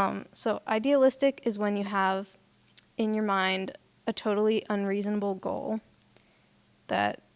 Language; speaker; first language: English; native; English